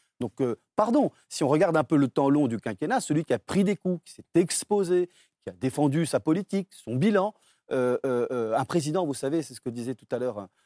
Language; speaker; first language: French; early bilingual, other home language; Portuguese